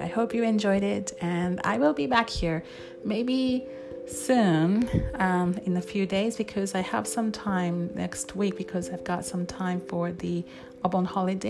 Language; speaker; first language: English; non-native, fluent; Japanese